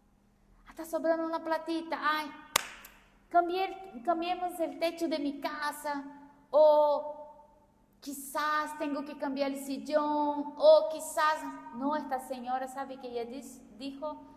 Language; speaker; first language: Spanish; non-native, fluent; Portuguese